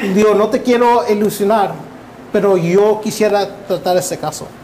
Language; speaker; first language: Spanish; early bilingual, heritage; Spanish